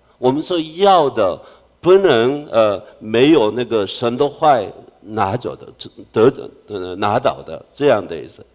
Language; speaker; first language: Chinese; non-native, fluent; Korean